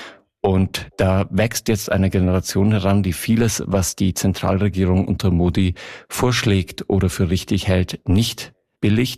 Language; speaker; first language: German; native; German